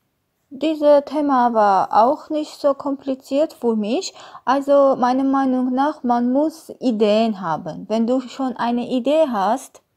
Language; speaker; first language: German; non-native, learner; Armenian